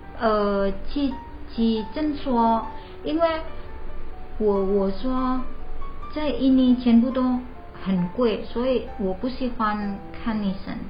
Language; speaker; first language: Chinese; non-native, learner; Indonesian